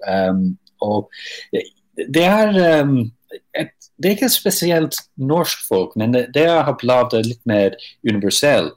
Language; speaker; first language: Norwegian; non-native, fluent; English